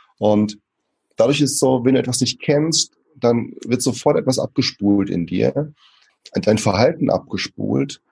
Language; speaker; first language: German; early bilingual, other home language; Portuguese